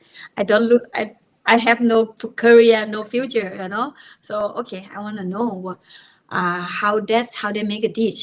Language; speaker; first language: English; non-native, learner; Thai